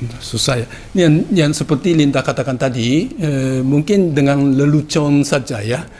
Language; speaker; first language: Indonesian; non-native, fluent; Japanese